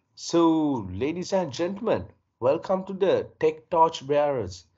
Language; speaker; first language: English; non-native, local second language; Sinhala